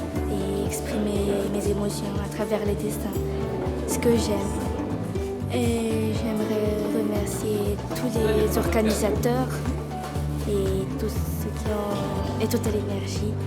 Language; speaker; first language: French; non-native, local second language; Malagasy